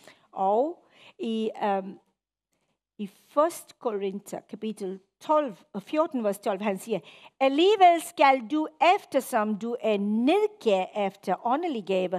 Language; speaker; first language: Danish; non-native, fluent; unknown